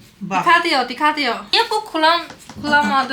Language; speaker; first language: Turkish; non-native, learner; Chinese